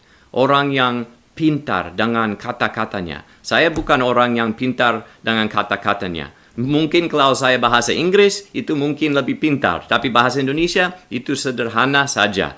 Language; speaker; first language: Indonesian; non-native, learner; English